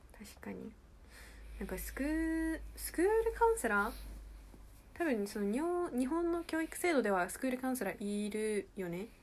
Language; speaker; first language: Japanese; early bilingual, heritage; Japanese